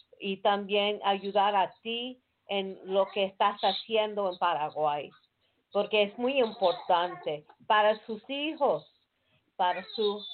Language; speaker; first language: Spanish; non-native, learner; English